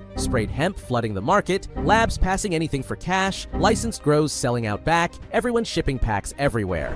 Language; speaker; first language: English; native; English